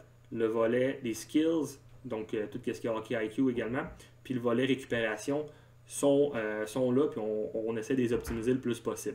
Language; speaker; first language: French; native; French